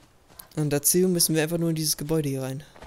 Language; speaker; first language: German; native; German